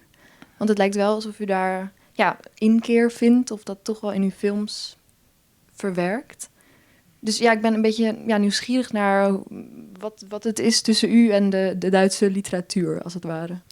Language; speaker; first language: Dutch; non-native, fluent; German